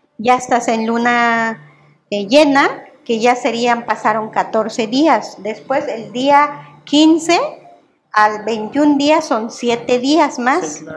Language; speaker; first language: Spanish; non-native, local second language; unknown